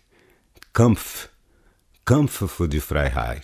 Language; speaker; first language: German; non-native, learner; Portuguese